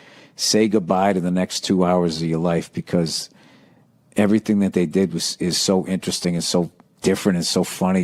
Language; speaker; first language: English; native; English